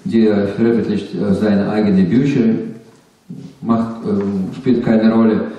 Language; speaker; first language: German; non-native, learner; Russian